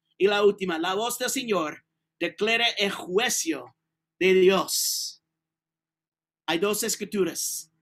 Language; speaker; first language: Spanish; non-native, learner; English